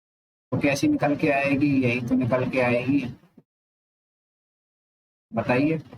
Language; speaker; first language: Hindi; native; Hindi